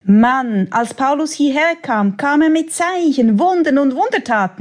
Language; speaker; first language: German; native; German